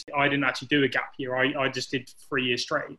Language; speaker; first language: English; native; English